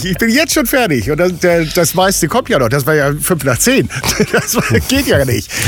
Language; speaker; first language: German; native; German